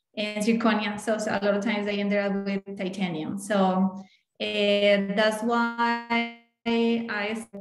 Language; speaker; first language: English; non-native, fluent; Spanish